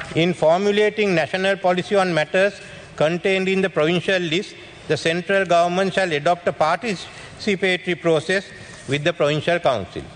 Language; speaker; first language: English; non-native, local second language; Sinhala